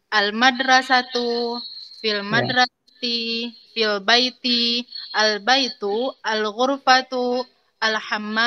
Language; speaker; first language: Arabic; non-native, learner; Indonesian